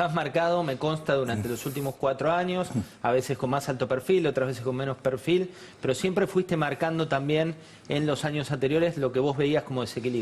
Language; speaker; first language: Spanish; native; Spanish